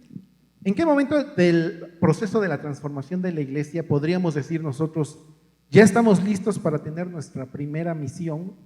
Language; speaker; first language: Spanish; native; Spanish